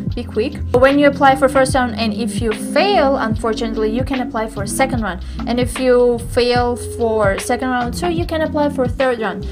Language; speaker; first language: English; non-native, fluent; Tajik